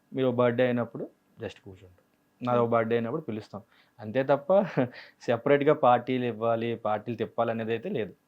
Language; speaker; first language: Telugu; native; Telugu